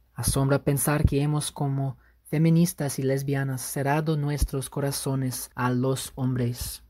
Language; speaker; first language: Spanish; non-native, fluent; English